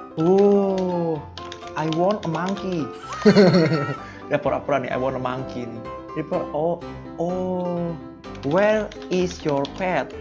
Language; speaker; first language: English; non-native, learner; Indonesian